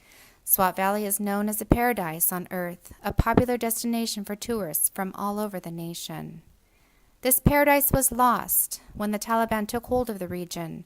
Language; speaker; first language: English; native; English